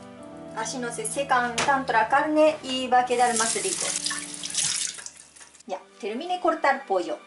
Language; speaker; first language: Spanish; non-native, fluent; Japanese